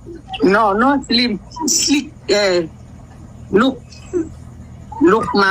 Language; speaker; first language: English; non-native, learner; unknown